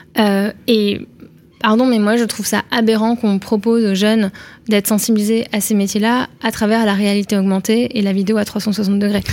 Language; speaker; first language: French; native; French